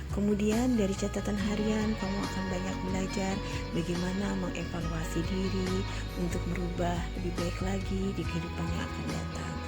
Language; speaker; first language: Indonesian; native; Indonesian